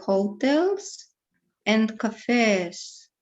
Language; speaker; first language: English; non-native, learner; Russian